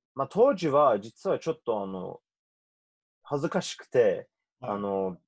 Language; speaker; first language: Japanese; non-native, fluent; Turkish